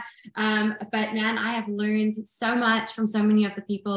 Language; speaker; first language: English; non-native, local second language; Afrikaans